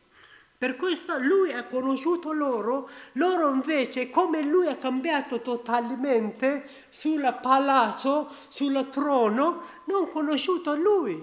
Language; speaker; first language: Italian; non-native, learner; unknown